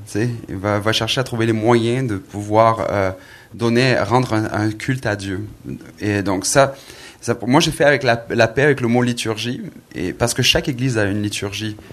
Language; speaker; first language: French; native; French